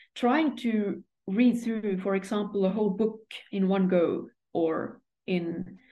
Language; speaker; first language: English; non-native, fluent; Estonian